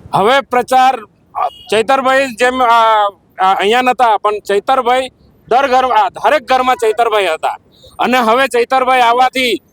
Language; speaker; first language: Gujarati; native; Gujarati